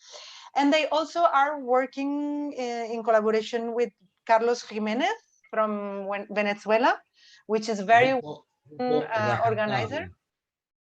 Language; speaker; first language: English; non-native, fluent; Spanish